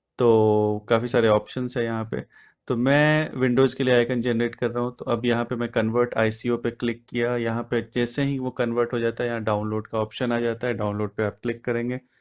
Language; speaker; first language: Hindi; native; Hindi